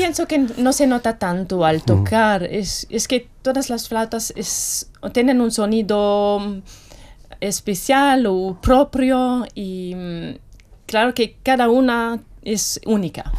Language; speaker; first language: Spanish; non-native, fluent; German